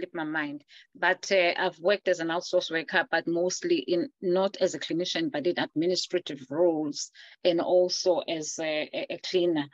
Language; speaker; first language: English; non-native, local second language; Zulu